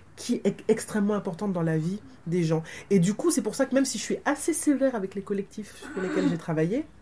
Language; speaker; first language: French; native; French